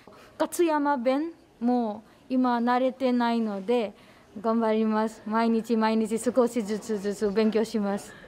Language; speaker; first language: Japanese; non-native, learner; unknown